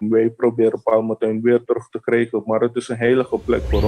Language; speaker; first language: Dutch; non-native, local second language; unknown